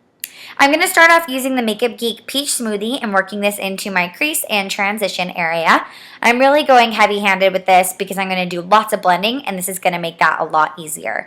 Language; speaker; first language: English; native; English